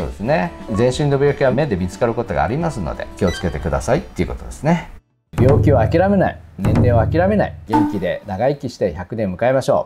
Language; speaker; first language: Japanese; native; Japanese